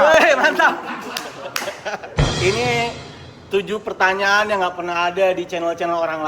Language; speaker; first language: Indonesian; native; Indonesian